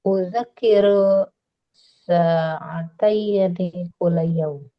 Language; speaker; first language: Arabic; non-native, learner; Indonesian